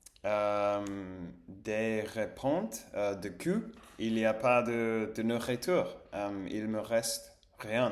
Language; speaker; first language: French; non-native, fluent; Spanish